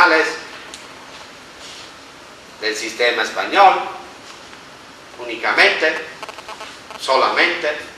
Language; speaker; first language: Spanish; non-native, fluent; Italian